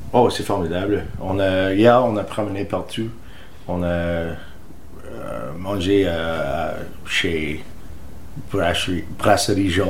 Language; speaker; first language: French; non-native, learner; English